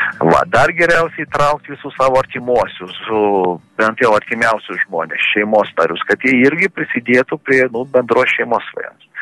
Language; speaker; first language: Lithuanian; early bilingual, heritage; Lithuanian